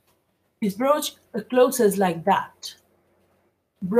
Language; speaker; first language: English; non-native, fluent; Spanish